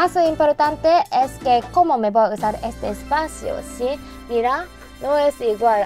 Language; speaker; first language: Spanish; non-native, learner; Japanese